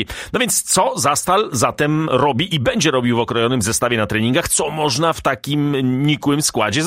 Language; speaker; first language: Polish; native; Polish